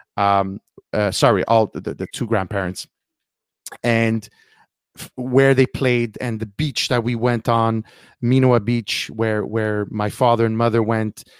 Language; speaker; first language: English; early bilingual, heritage; Italian